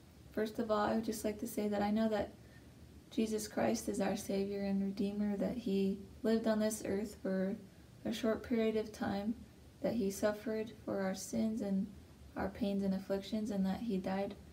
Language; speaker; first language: English; native; English